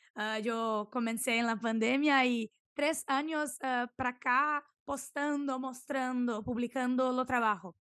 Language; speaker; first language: Spanish; non-native, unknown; Portuguese